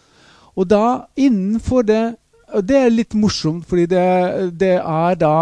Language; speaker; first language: Norwegian; non-native, fluent; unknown